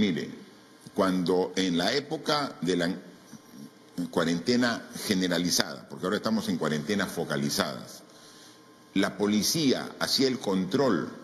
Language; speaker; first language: Spanish; native; Spanish